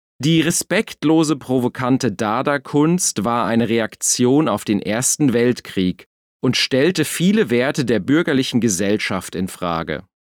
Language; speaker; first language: German; native; German